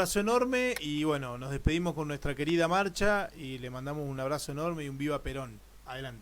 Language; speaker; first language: Spanish; native; Spanish